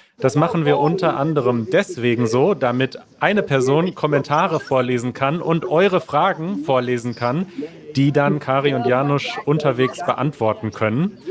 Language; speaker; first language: German; native; German